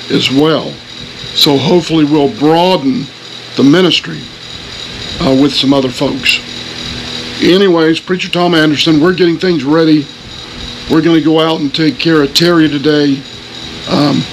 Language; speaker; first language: English; native; English